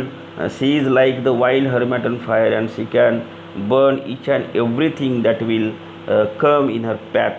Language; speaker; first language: English; non-native, local second language; Marathi